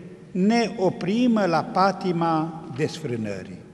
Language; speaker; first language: Romanian; native; Romanian